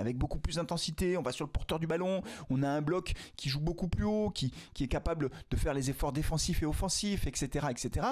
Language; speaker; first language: French; native; French